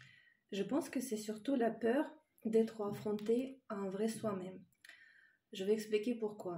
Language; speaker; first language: French; non-native, fluent; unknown